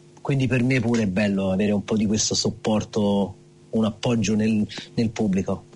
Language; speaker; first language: Italian; early bilingual, heritage; Italian